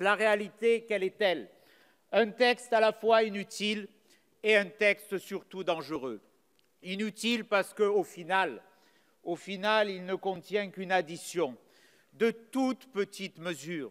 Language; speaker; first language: French; native; French